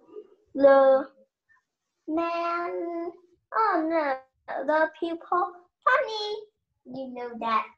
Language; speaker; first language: English; non-native, learner; Vietnamese